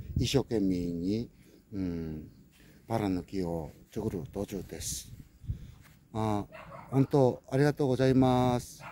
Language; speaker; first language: Japanese; non-native, learner; Korean